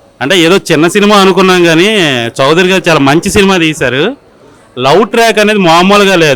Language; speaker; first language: Telugu; native; Telugu